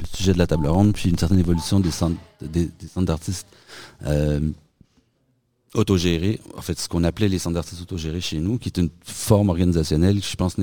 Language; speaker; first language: French; native; French